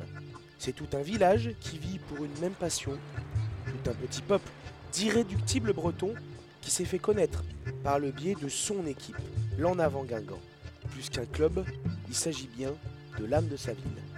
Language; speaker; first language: French; native; French